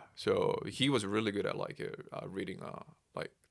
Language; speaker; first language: English; non-native, fluent; Korean